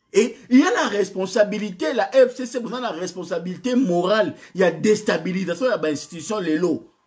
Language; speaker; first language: French; non-native, local second language; Lingala